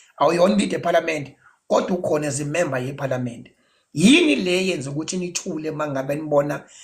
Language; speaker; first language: Zulu; non-native, local second language; Xhosa